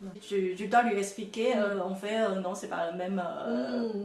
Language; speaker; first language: French; non-native, fluent; Chinese